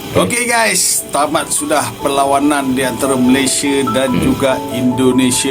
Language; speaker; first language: Malay; native; Malay